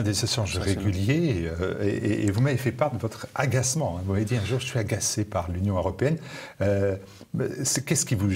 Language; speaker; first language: French; native; French